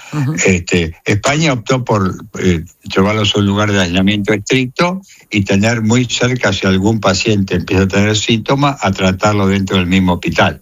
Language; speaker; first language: Spanish; native; Spanish